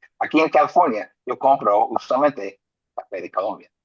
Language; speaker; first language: Spanish; non-native, fluent; English